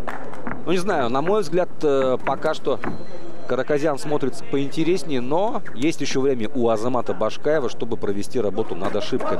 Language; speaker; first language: Russian; native; Russian